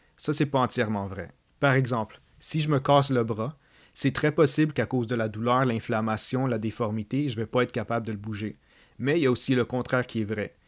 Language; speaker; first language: French; native; French